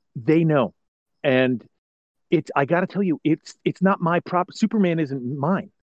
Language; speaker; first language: English; native; English